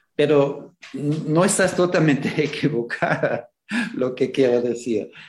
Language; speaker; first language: Spanish; non-native, fluent; German